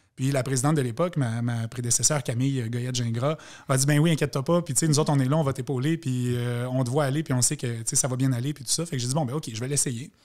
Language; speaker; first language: French; native; French